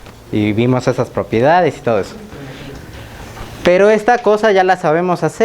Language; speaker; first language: Spanish; native; Spanish